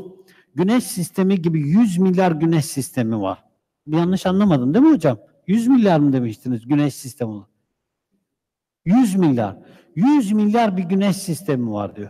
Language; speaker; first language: Turkish; native; Turkish